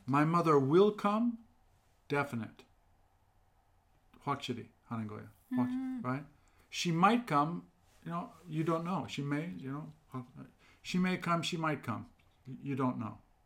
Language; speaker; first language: English; native; English